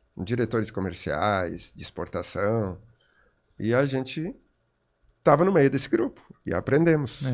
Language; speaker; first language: Portuguese; non-native, local second language; German